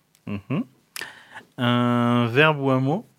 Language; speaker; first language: French; native; French